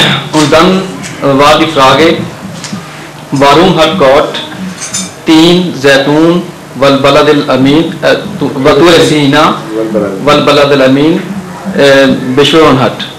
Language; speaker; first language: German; non-native, fluent; Urdu